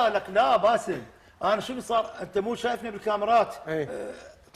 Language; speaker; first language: Arabic; native; Arabic